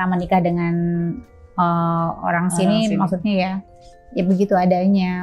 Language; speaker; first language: Indonesian; native; Indonesian